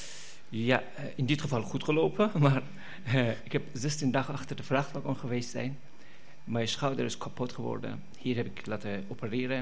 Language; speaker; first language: Dutch; non-native, fluent; Persian